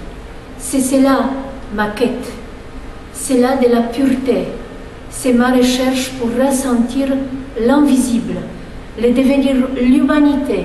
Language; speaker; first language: French; non-native, fluent; Polish